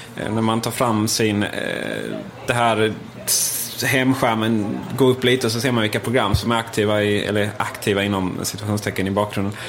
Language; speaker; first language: Swedish; native; Swedish